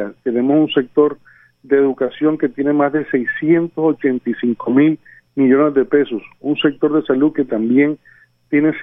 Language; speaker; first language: Spanish; native; Spanish